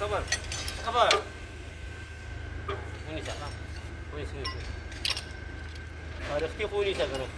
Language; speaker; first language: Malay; non-native, learner; Pashto